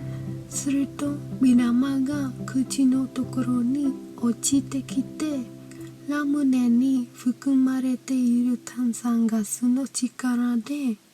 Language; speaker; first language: Japanese; non-native, learner; Khmer